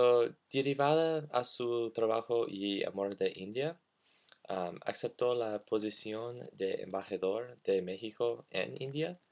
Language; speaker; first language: Spanish; non-native, learner; English